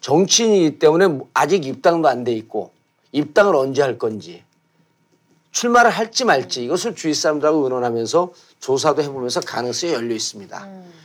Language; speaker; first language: Korean; native; Korean